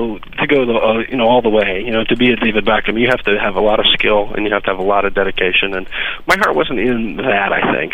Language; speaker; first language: English; native; English